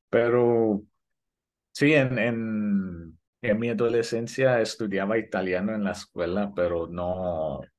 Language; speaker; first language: Spanish; early bilingual, heritage; Spanish